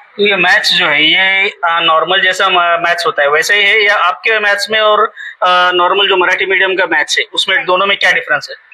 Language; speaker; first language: Hindi; non-native, local second language; Marathi